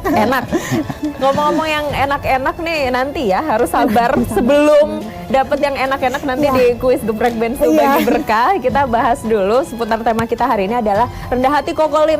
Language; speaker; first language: Indonesian; native; Indonesian